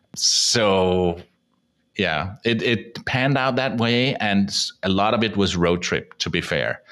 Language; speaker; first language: English; non-native, fluent; Danish